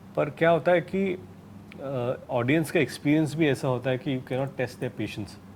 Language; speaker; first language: Hindi; non-native, local second language; Marathi